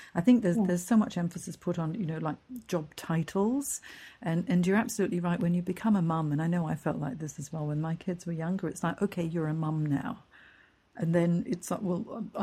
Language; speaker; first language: English; native; English